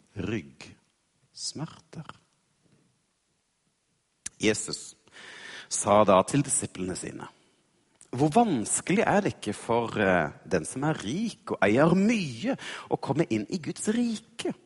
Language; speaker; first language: Norwegian; native; Norwegian